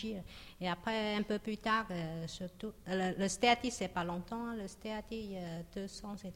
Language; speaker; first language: French; non-native, learner; Chinese